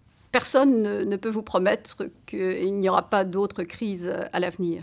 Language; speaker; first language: French; native; French